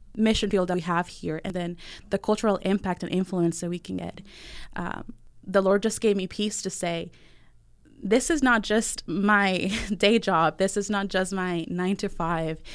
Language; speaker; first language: English; early bilingual, other home language; Spanish